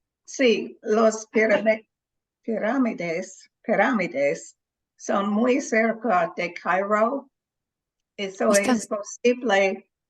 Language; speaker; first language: Spanish; non-native, learner; English